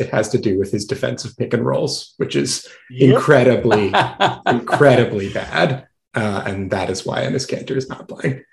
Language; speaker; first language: English; native; English